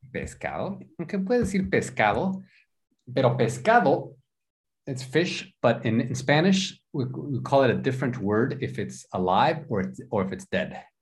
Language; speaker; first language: English; non-native, fluent; Spanish